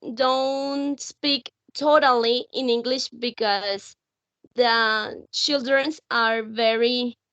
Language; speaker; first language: English; non-native, learner; Spanish